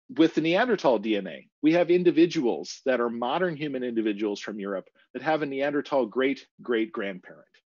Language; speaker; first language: English; native; English